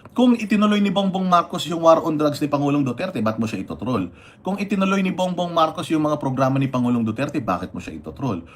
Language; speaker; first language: Filipino; non-native, local second language; Iloko